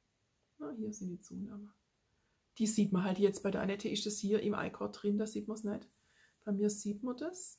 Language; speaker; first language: German; native; German